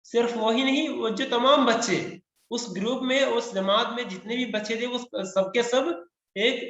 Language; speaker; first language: Hindi; non-native, local second language; Malayalam